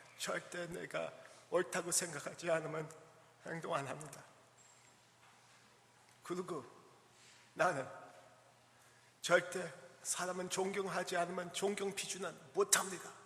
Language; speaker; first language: Korean; early bilingual, heritage; English